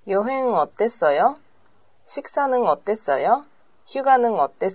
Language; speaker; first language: Korean; non-native, learner; Japanese